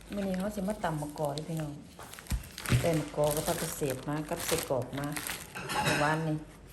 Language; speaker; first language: Thai; native; Thai